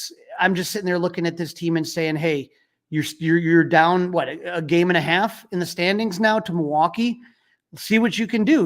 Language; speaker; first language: English; native; English